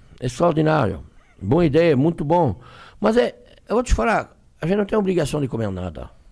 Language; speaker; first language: Portuguese; non-native, fluent; French